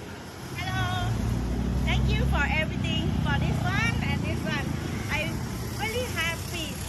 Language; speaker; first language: English; non-native, learner; Thai